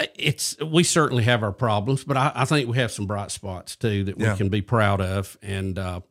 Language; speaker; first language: English; native; English